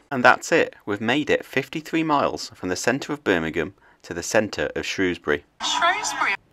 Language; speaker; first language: English; native; English